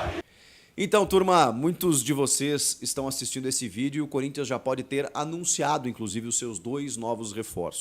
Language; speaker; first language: Portuguese; native; Portuguese